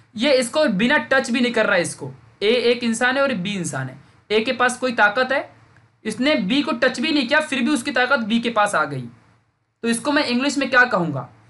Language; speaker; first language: Hindi; native; Hindi